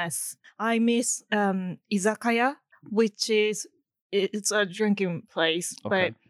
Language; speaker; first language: English; non-native, fluent; Japanese